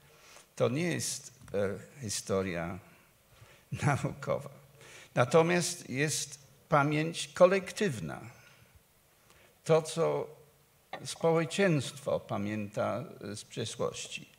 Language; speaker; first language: Polish; non-native, fluent; English